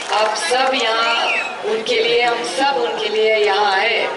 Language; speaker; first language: Hindi; non-native, local second language; Marathi